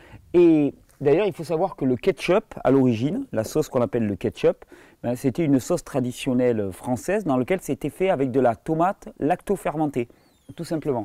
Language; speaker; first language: French; native; French